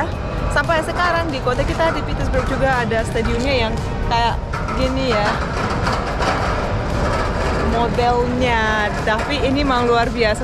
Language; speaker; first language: Indonesian; non-native, fluent; Russian